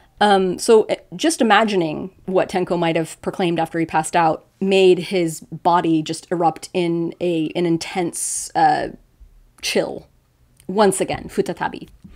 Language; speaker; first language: English; native; English